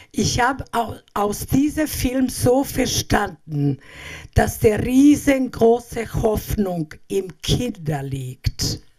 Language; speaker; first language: German; non-native, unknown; Serbian